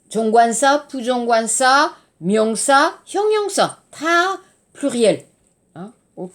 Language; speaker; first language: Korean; non-native, learner; French